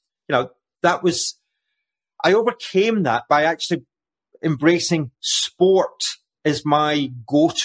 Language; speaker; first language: English; native; English